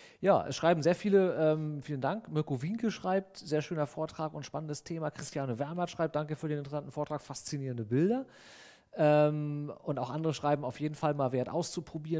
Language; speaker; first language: German; native; German